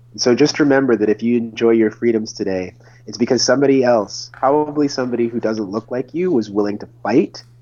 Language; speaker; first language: English; native; English